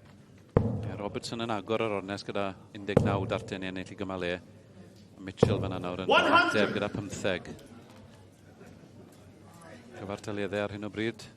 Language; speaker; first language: Welsh; native; Welsh